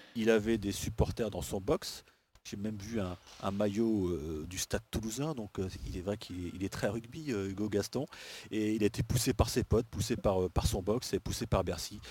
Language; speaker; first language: French; native; French